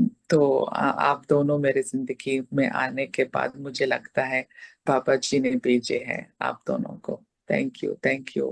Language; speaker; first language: Hindi; non-native, local second language; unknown